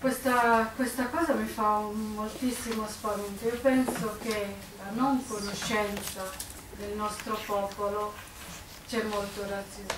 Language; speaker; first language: Italian; non-native, fluent; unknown